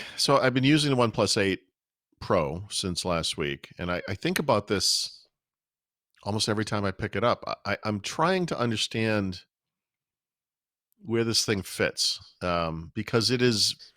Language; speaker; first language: English; native; English